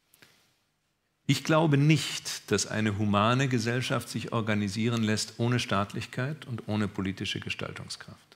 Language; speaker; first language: German; native; German